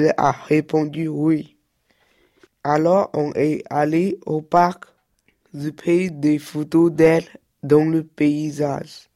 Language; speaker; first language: French; early bilingual, other home language; Chinese